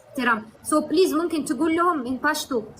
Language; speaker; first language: Arabic; non-native, learner; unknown